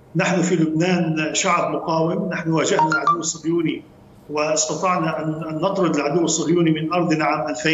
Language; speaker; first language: Arabic; native; Arabic